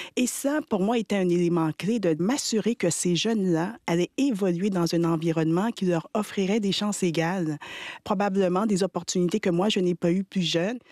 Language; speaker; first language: French; early bilingual, other home language; Haitian Creole